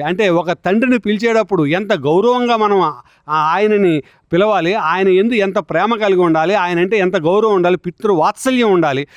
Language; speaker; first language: Telugu; native; Telugu